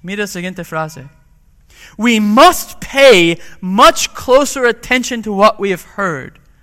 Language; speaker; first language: English; native; English